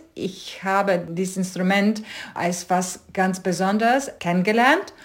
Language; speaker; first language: German; non-native, fluent; Latvian